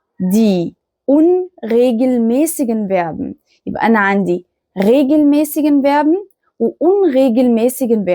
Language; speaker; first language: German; non-native, fluent; Arabic